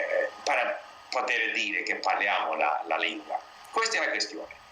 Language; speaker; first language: Italian; non-native, learner; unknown